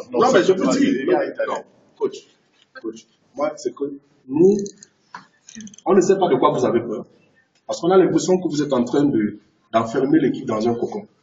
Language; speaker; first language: French; native; French